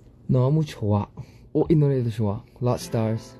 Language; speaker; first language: Korean; non-native, fluent; Thai